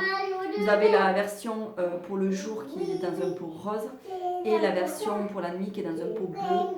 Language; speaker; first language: French; native; French